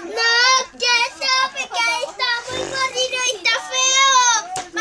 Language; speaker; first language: Spanish; early bilingual, heritage; Spanish